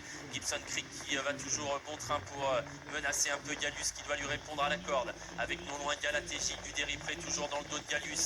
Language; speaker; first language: French; native; French